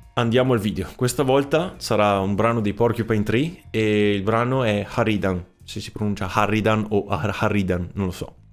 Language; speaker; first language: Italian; native; Italian